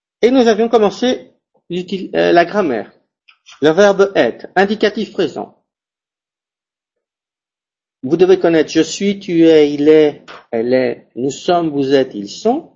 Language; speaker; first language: French; non-native, fluent; Spanish